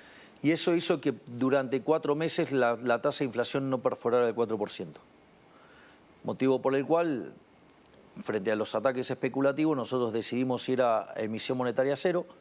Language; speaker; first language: Spanish; native; Spanish